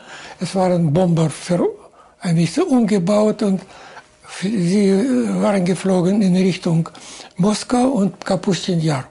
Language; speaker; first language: German; non-native, fluent; Russian